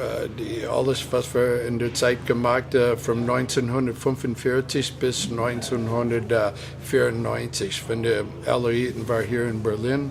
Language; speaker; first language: German; non-native, fluent; English